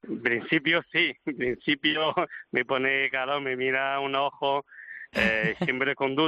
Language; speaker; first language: Spanish; non-native, learner; Chinese